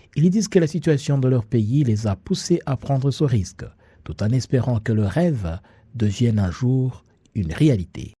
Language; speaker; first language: French; non-native, local second language; Kinyarwanda